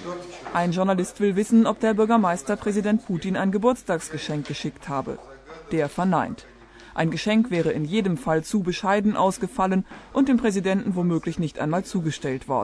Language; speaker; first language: German; native; German